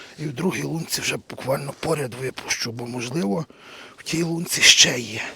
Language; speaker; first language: Ukrainian; native; Ukrainian